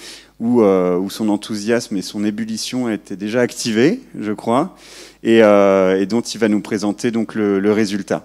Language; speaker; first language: French; native; French